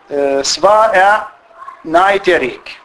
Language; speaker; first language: Danish; non-native, fluent; Arabic